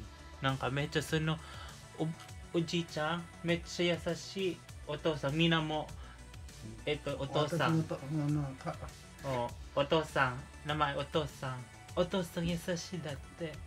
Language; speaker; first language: Japanese; non-native, local second language; Filipino